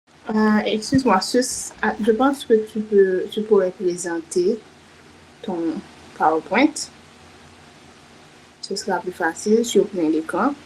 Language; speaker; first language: French; non-native, local second language; Haitian Creole